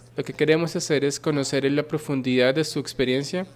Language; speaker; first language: Spanish; non-native, fluent; Finnish